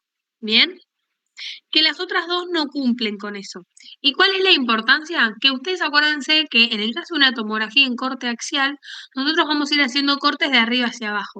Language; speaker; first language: Spanish; native; Spanish